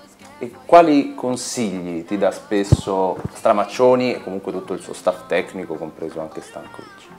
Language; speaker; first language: Italian; native; Italian